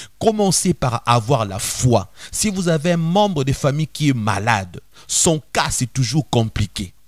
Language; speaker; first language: French; non-native, local second language; Lingala